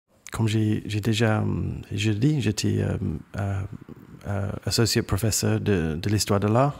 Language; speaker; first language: French; non-native, fluent; English